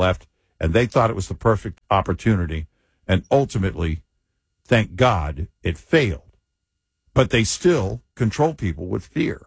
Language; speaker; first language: English; native; English